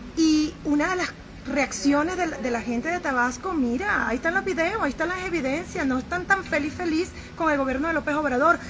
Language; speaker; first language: Spanish; native; Spanish